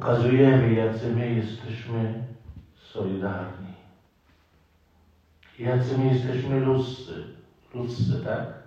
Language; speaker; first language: Polish; non-native, fluent; Arabic